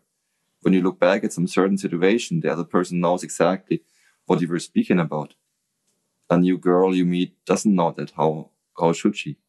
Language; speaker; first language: English; non-native, fluent; German